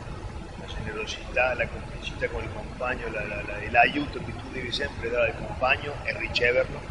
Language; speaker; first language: Italian; non-native, fluent; Spanish